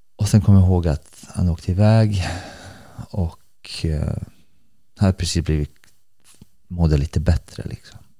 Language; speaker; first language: Swedish; early bilingual, other home language; Bosnian